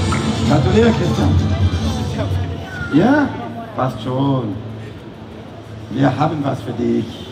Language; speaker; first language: German; non-native, fluent; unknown